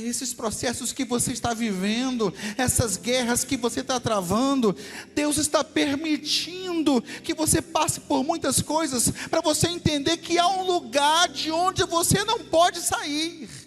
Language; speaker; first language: Portuguese; native; Portuguese